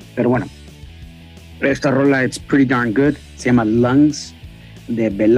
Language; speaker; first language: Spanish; early bilingual, heritage; Spanish